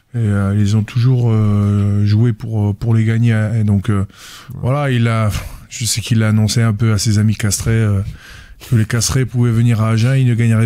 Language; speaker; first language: French; native; French